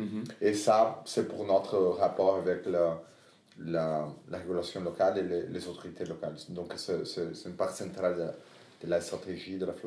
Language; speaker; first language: French; non-native, fluent; Portuguese